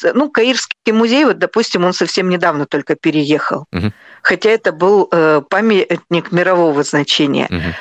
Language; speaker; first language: Russian; native; Russian